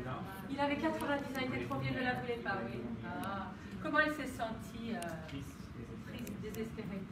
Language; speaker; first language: French; non-native, fluent; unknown